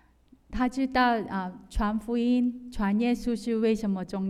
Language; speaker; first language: Chinese; non-native, fluent; Korean